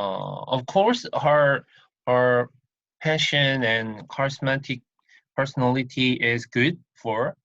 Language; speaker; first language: English; non-native, learner; Korean